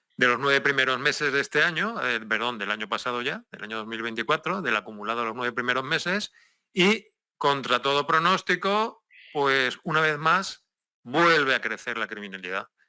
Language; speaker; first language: Spanish; native; Spanish